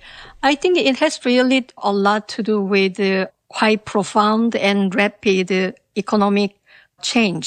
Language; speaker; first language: English; non-native, fluent; Korean